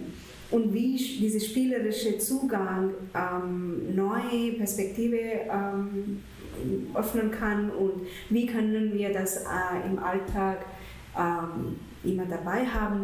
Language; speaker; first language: German; non-native, fluent; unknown